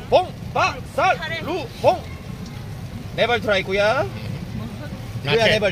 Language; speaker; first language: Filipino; non-native, learner; Korean